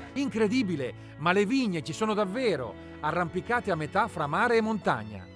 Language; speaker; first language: Italian; native; Italian